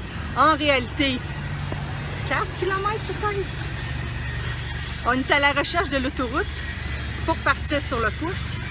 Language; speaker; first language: French; native; French